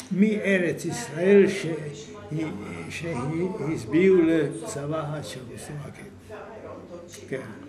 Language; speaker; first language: Hebrew; non-native, fluent; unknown